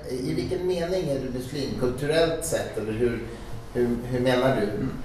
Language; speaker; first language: Swedish; native; Swedish